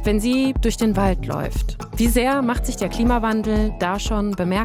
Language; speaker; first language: German; native; German